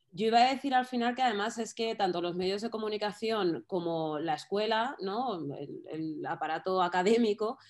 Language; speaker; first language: Spanish; native; Spanish